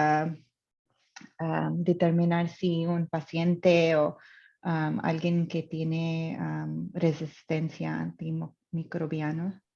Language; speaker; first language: Spanish; non-native, fluent; English